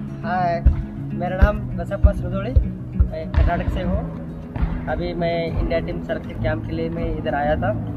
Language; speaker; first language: Hindi; non-native, local second language; Kannada